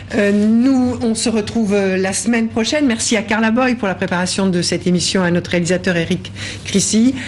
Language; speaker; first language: French; native; French